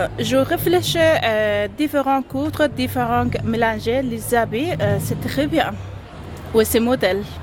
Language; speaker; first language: French; non-native, learner; Persian